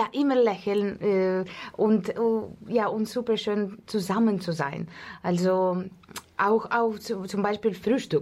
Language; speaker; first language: German; non-native, fluent; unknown